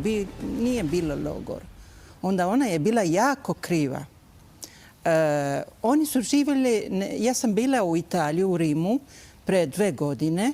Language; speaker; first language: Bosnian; early bilingual, heritage; Bosnian